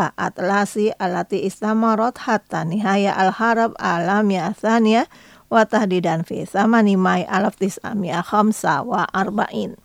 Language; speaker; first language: Arabic; non-native, fluent; Indonesian